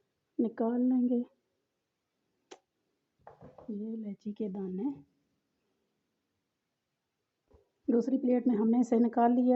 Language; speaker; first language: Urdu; non-native, local second language; Pahari-Potwari